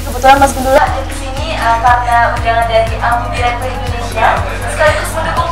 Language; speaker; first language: Indonesian; native; Indonesian